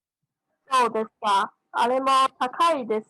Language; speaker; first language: Japanese; non-native, learner; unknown